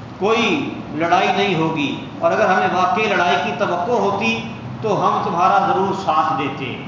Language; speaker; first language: Urdu; non-native, local second language; Punjabi